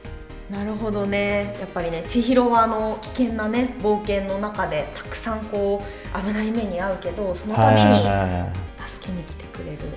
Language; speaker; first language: Japanese; native; Japanese